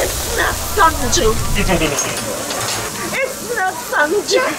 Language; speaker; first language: English; non-native, learner; French